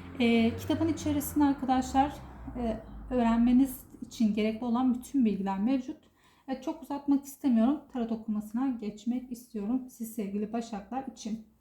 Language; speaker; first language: Turkish; native; Turkish